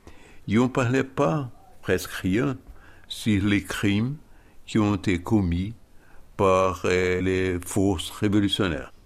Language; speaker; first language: French; non-native, fluent; Portuguese